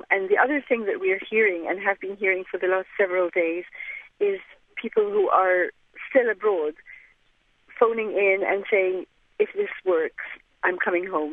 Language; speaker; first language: English; non-native, fluent; Arabic